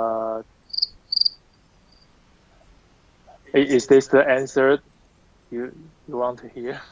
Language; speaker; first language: English; non-native, learner; Chinese